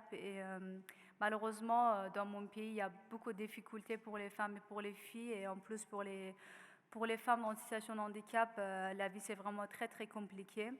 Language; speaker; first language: French; non-native, learner; Persian